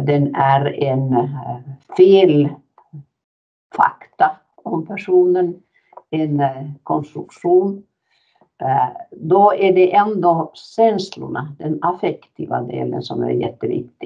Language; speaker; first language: Swedish; non-native, fluent; Finnish